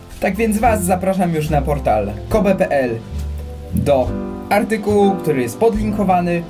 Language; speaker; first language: Polish; native; Polish